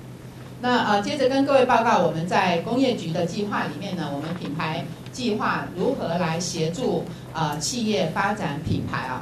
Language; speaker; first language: Chinese; native; Chinese